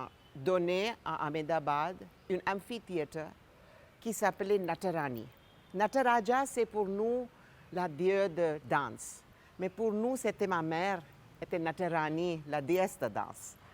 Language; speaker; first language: French; non-native, fluent; Gujarati